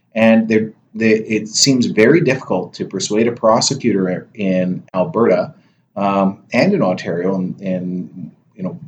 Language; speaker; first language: English; native; English